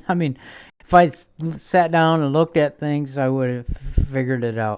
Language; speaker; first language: English; native; English